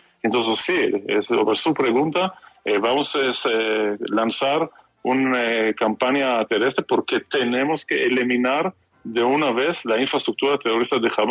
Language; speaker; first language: Spanish; non-native, fluent; Hebrew